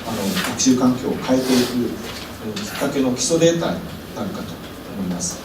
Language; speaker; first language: Japanese; native; Japanese